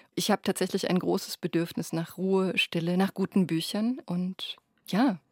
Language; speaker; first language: German; native; German